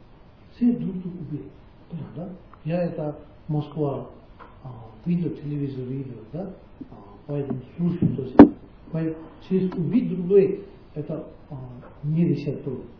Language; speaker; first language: Russian; non-native, learner; Tibetan